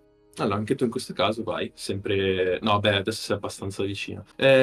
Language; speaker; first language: Italian; native; Italian